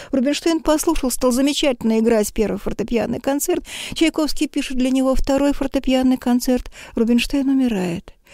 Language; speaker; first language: Russian; native; Russian